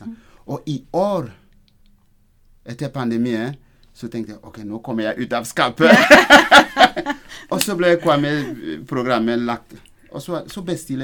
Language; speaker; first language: Norwegian; non-native, fluent; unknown